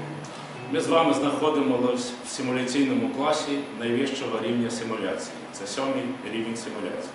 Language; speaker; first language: Ukrainian; native; Ukrainian